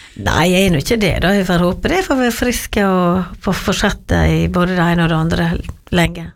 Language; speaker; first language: Norwegian; native; Norwegian